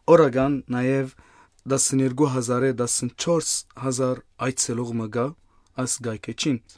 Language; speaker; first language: Armenian; native; Armenian